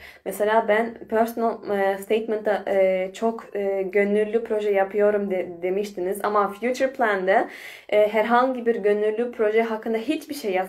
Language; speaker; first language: Turkish; non-native, fluent; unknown